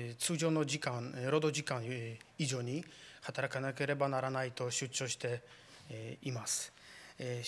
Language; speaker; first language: Japanese; non-native, fluent; Polish